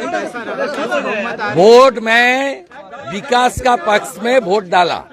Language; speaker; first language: Hindi; non-native, local second language; Bangla